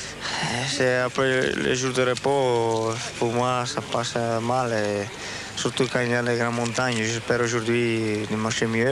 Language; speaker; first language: French; non-native, learner; Italian